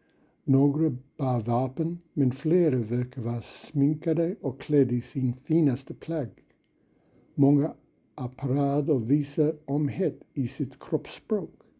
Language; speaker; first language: Swedish; non-native, fluent; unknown